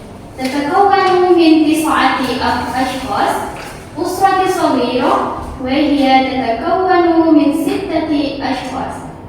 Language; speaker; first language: Arabic; non-native, learner; Indonesian